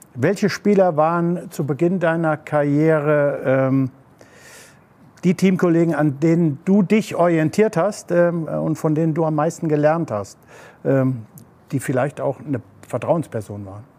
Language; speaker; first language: German; native; German